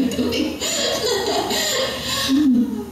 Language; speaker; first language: Portuguese; non-native, learner; Arabic